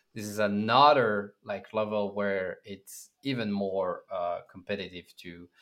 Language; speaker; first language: English; non-native, fluent; French